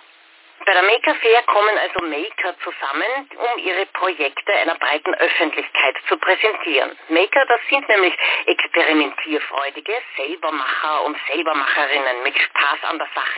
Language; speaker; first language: German; native; German